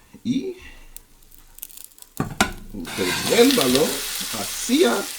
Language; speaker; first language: Spanish; non-native, learner; English